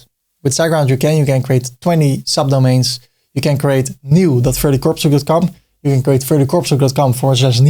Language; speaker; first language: English; non-native, fluent; Dutch